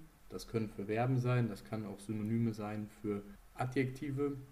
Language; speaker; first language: German; native; German